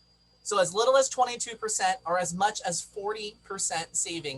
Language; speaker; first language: English; native; English